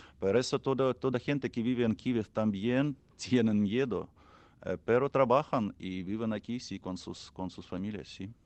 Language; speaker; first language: Spanish; non-native, learner; Ukrainian